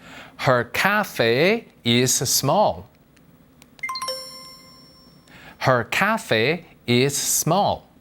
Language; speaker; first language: English; non-native, fluent; Korean